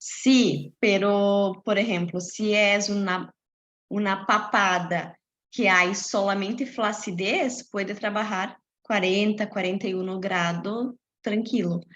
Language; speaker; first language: Spanish; non-native, fluent; Portuguese